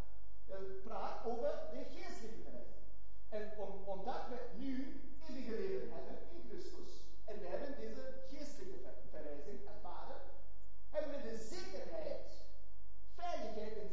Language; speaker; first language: German; non-native, learner; Dutch